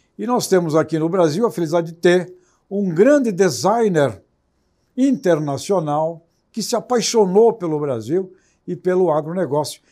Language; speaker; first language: Portuguese; native; Portuguese